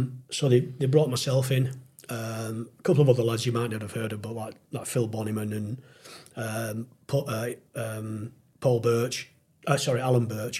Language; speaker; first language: English; native; English